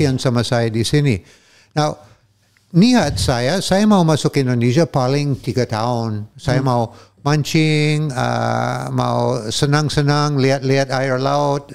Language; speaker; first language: Indonesian; non-native, fluent; English